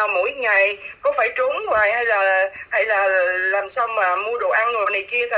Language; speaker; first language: Vietnamese; native; Vietnamese